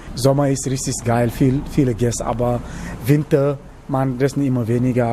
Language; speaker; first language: German; non-native, learner; Wolof